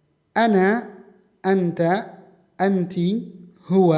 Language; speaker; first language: Arabic; non-native, fluent; Indonesian